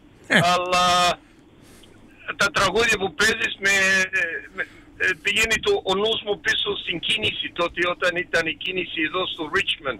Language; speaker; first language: Greek; early bilingual, heritage; Greek